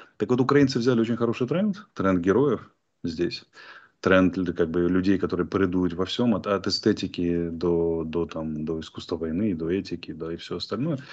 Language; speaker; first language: Russian; native; Russian